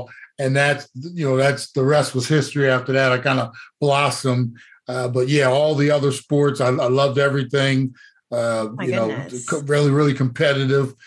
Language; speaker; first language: English; native; English